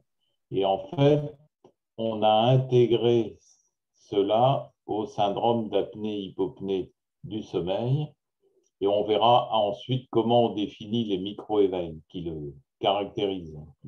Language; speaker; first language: French; native; French